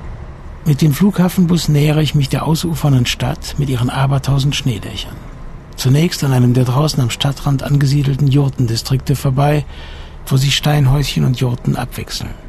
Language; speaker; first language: German; native; German